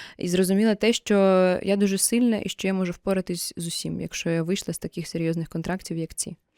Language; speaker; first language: Ukrainian; non-native, local second language; Russian